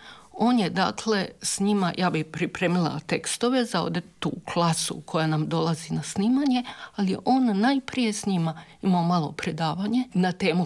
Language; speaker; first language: Serbian; native; Serbian